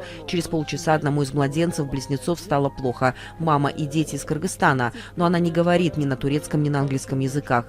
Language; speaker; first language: Russian; native; Russian